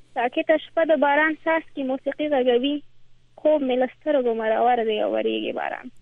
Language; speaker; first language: Pashto; non-native, local second language; Persian